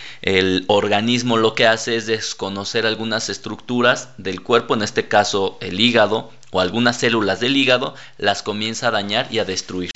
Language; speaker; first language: Spanish; native; Spanish